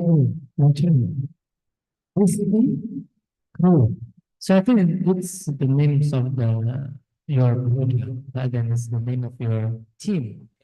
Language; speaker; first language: English; non-native, fluent; Indonesian